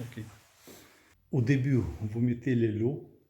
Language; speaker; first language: French; non-native, learner; Russian